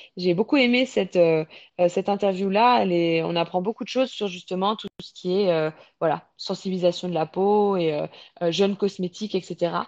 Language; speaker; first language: French; native; French